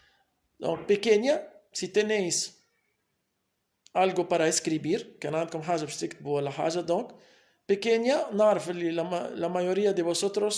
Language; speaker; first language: Spanish; non-native, fluent; Arabic